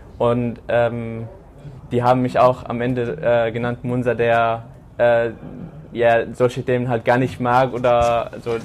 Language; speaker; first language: German; early bilingual, other home language; Arabic